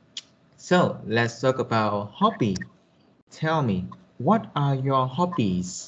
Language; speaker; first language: English; non-native, fluent; Vietnamese